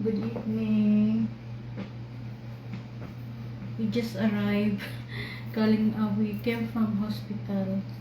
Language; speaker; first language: English; non-native, learner; Filipino